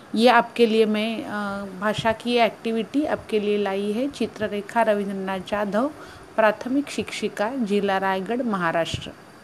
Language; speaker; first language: Hindi; non-native, local second language; Marathi